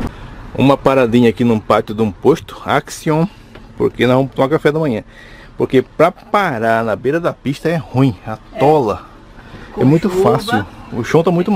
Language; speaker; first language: Portuguese; native; Portuguese